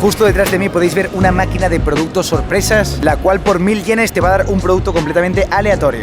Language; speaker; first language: Spanish; native; Spanish